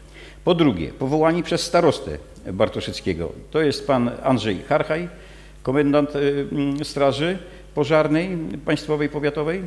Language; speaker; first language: Polish; native; Polish